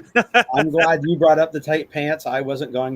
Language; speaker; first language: English; native; English